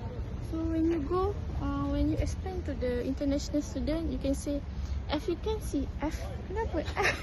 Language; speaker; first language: English; non-native, local second language; Malay